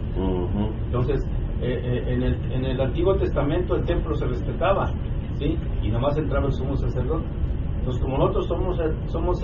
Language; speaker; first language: Spanish; native; Spanish